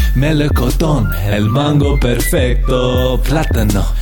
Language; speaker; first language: Spanish; non-native, fluent; English